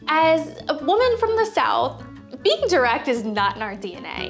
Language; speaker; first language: English; native; English